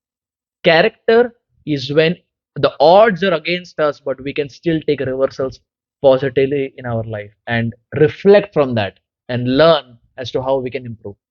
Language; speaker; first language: English; non-native, local second language; Hindi